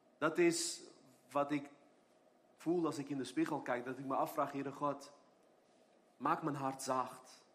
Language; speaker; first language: Dutch; non-native, fluent; Armenian